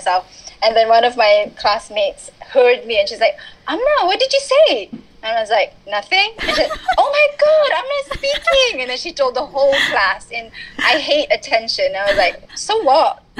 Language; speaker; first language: English; early bilingual, other home language; Malay